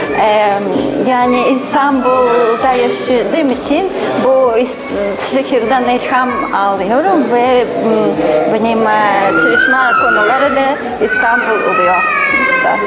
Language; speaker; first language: Turkish; non-native, fluent; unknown